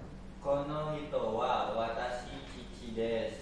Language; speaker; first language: Japanese; non-native, learner; Indonesian